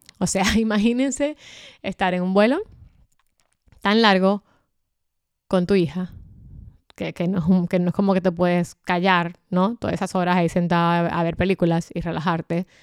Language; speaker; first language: Spanish; native; Spanish